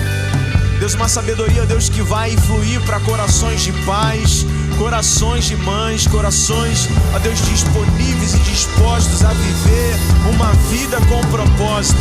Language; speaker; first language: Portuguese; native; Portuguese